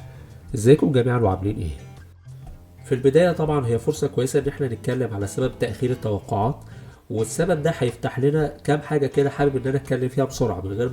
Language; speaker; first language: Arabic; native; Arabic